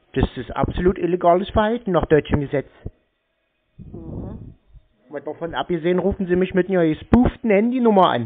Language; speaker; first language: German; native; German